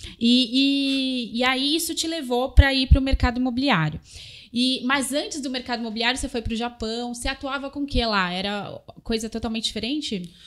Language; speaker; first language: Portuguese; native; Portuguese